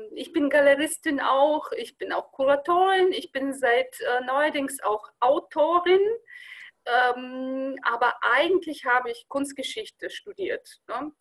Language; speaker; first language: German; non-native, fluent; Bulgarian